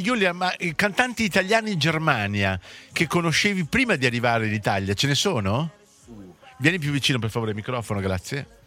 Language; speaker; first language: Italian; native; Italian